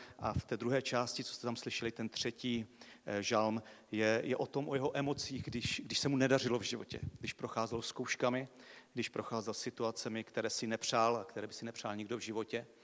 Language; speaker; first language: Czech; native; Czech